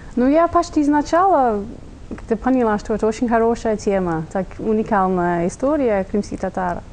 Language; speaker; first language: Russian; non-native, fluent; English